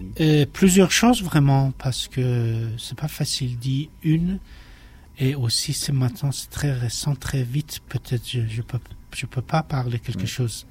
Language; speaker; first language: French; non-native, learner; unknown